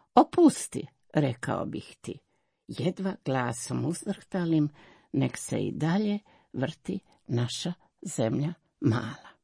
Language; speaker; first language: Croatian; native; Croatian